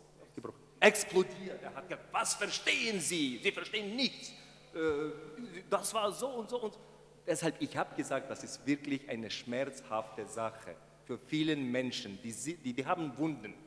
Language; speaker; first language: German; non-native, fluent; Ukrainian